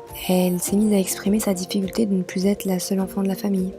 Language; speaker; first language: French; native; French